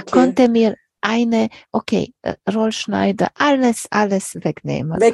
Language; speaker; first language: German; non-native, fluent; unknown